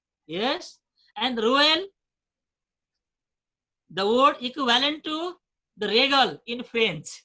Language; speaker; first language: English; non-native, fluent; Nepali